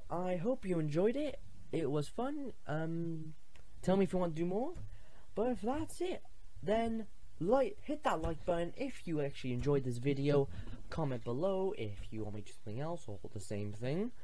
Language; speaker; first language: English; native; English